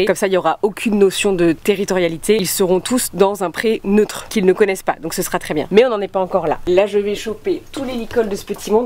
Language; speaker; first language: French; native; French